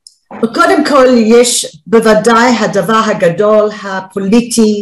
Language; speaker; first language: Hebrew; non-native, fluent; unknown